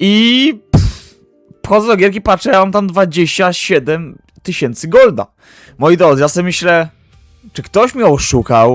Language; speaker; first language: Polish; native; Polish